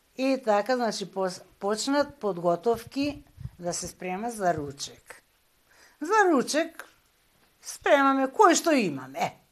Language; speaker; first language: Macedonian; early bilingual, heritage; Macedonian